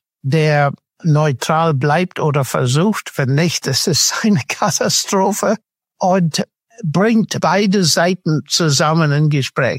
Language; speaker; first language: German; non-native, fluent; English